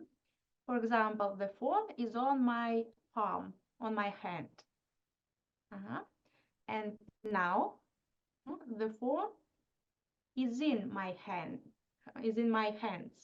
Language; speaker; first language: English; non-native, fluent; Russian